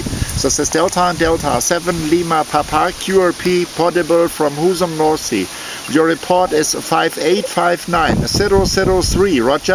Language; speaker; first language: English; non-native, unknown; German